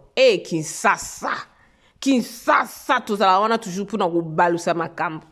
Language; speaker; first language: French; non-native, local second language; Lingala